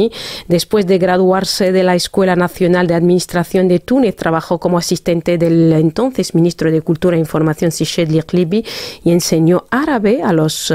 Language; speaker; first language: Spanish; non-native, fluent; Arabic